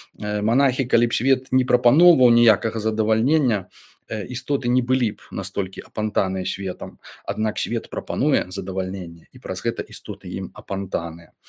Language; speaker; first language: Belarusian; non-native, local second language; Russian